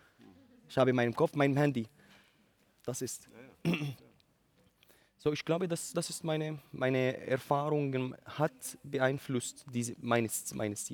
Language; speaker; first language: German; non-native, learner; Arabic